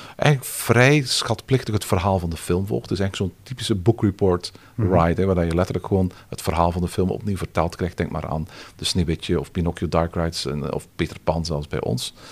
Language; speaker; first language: Dutch; native; Dutch